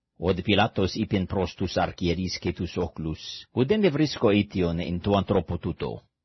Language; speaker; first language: Greek; non-native, fluent; English